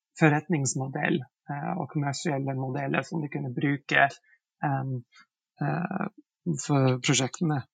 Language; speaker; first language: Norwegian; non-native, fluent; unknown